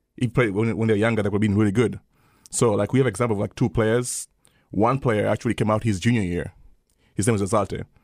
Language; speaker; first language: English; early bilingual, other home language; Swahili